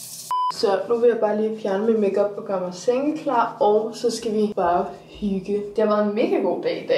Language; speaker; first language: Danish; native; Danish